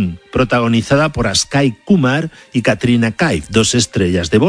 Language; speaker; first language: Spanish; native; Spanish